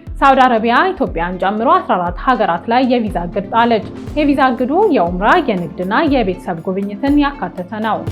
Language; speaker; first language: Amharic; native; Amharic